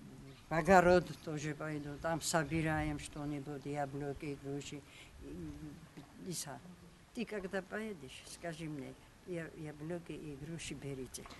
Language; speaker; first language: Russian; non-native, local second language; Georgian